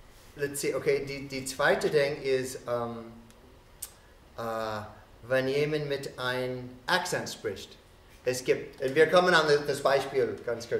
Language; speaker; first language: German; non-native, fluent; English